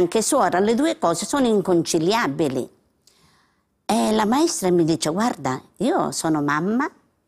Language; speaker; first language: Italian; native; Italian